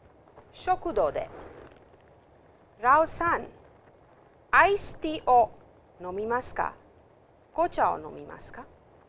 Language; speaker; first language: Japanese; non-native, fluent; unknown